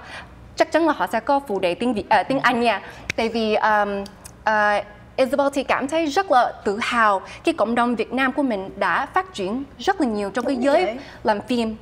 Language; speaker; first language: Vietnamese; early bilingual, heritage; Vietnamese